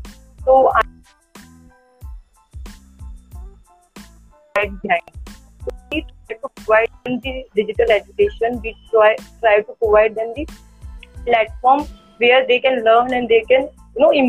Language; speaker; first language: English; non-native, local second language; Hindi